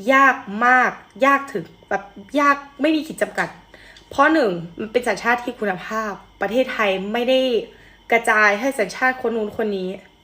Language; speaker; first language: Thai; early bilingual, other home language; Russian